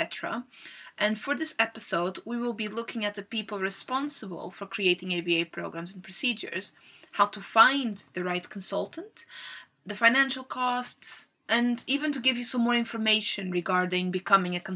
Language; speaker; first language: English; non-native, fluent; Portuguese